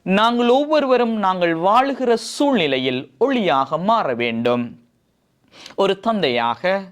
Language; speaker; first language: Tamil; native; Tamil